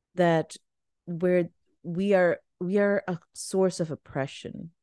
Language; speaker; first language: English; non-native, local second language; Urdu